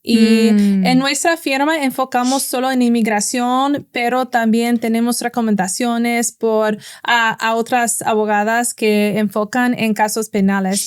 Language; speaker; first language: Spanish; non-native, fluent; English